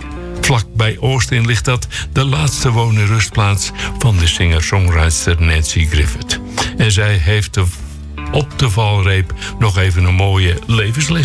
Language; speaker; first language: Dutch; native; Dutch